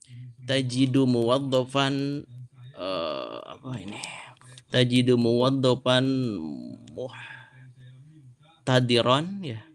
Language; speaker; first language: Arabic; non-native, learner; Indonesian